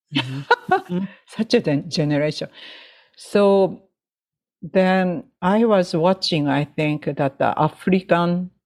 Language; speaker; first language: English; non-native, fluent; Japanese